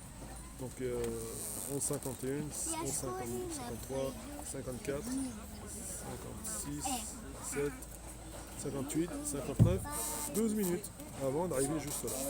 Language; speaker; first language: French; native; French